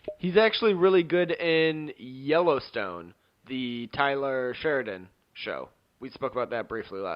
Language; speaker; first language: English; native; English